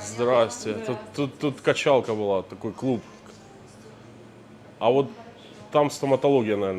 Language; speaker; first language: Russian; native; Russian